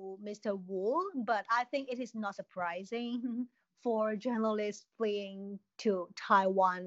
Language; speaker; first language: English; non-native, local second language; Cantonese